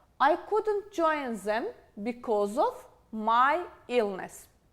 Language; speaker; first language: English; non-native, fluent; Azerbaijani